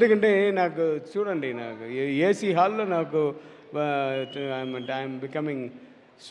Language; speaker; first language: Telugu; non-native, learner; Tamil